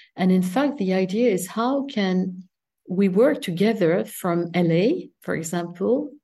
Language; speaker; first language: English; non-native, fluent; French